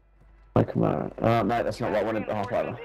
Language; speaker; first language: English; native; English